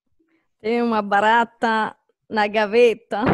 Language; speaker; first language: Portuguese; non-native, learner; French